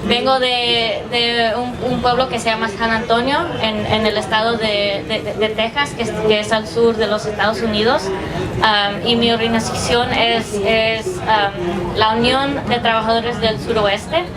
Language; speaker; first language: Spanish; early bilingual, heritage; English